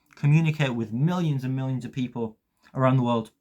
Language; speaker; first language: English; early bilingual, other home language; Polish